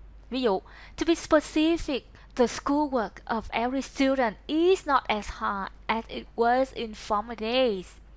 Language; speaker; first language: English; non-native, learner; Vietnamese